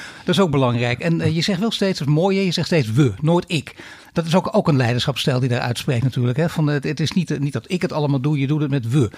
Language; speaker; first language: Dutch; native; Dutch